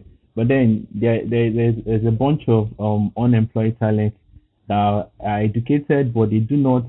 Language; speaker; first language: English; non-native, local second language; Yoruba